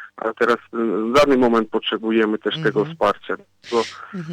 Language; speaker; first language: Polish; non-native, fluent; Ukrainian